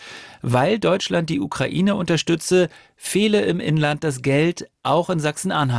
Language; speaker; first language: German; native; German